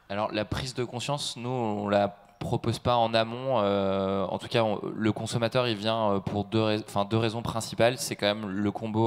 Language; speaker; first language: French; native; French